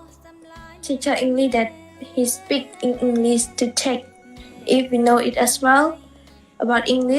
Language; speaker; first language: English; non-native, learner; Khmer